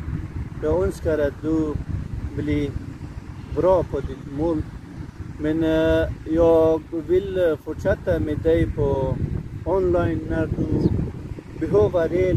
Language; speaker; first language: Swedish; non-native, learner; Persian